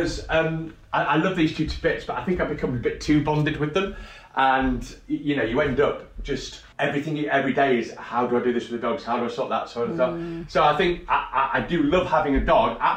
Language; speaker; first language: English; native; English